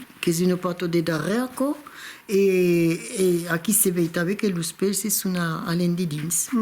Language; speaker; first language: Occitan; non-native, local second language; French